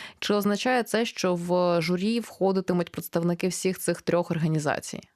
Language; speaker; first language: Ukrainian; native; Ukrainian